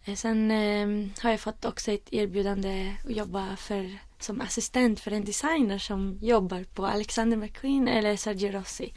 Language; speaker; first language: Swedish; non-native, fluent; Arabic